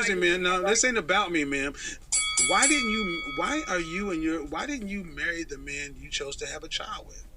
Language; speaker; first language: English; native; English